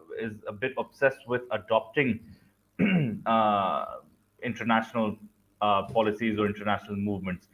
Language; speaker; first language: English; non-native, local second language; Urdu